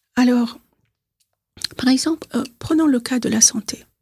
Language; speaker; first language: French; non-native, fluent; Persian